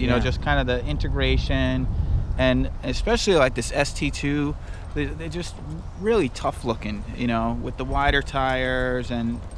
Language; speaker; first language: English; native; English